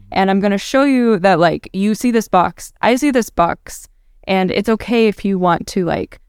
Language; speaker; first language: English; native; English